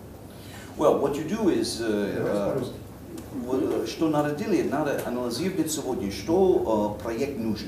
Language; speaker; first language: Russian; non-native, fluent; English